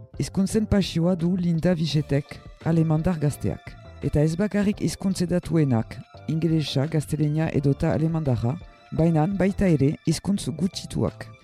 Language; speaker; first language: Basque; native; Basque